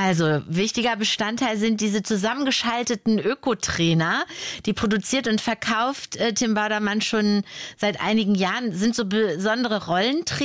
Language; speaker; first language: German; native; German